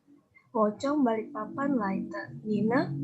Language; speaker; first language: Chinese; non-native, learner; Indonesian